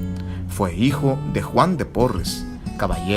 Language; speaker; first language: Spanish; native; Spanish